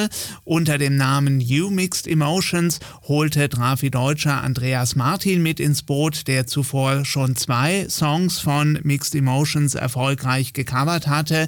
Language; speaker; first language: German; native; German